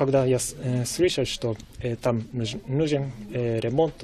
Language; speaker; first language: Russian; non-native, learner; Japanese